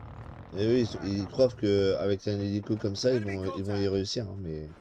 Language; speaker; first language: French; native; French